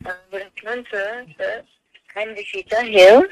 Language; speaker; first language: English; non-native, local second language; Hindi